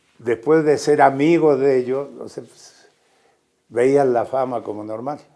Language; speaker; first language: Spanish; native; Spanish